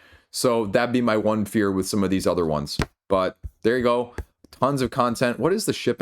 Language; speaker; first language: English; native; English